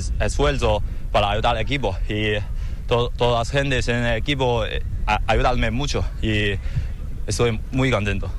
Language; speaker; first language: Spanish; non-native, learner; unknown